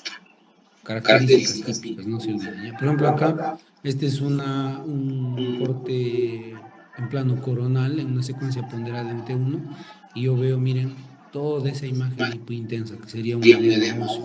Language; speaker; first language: Spanish; native; Spanish